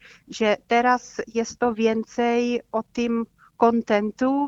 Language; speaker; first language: Polish; non-native, fluent; Czech